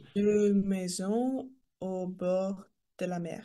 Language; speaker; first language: French; non-native, learner; Russian